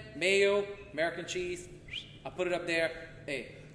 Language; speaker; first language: English; native; English